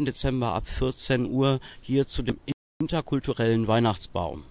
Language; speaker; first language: German; native; German